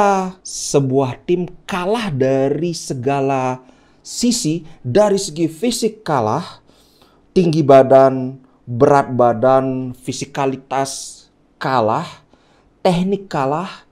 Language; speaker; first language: Indonesian; native; Indonesian